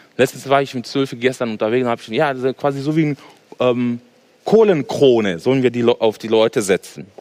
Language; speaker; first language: German; non-native, fluent; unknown